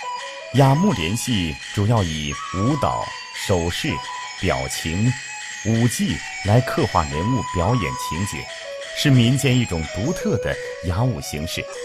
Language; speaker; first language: Chinese; native; Chinese